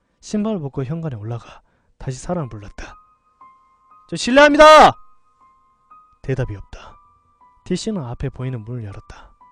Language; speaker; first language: Korean; native; Korean